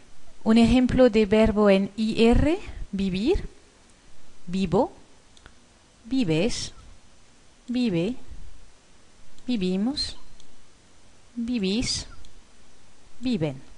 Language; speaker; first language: Spanish; non-native, fluent; French